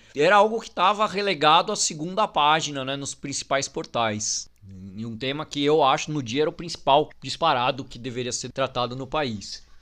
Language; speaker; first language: Portuguese; native; Portuguese